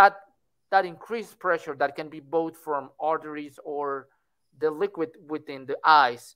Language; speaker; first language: English; non-native, fluent; Spanish